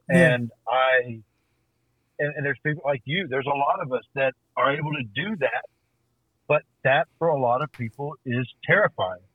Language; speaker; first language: English; native; English